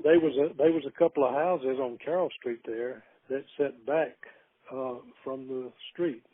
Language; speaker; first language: English; native; English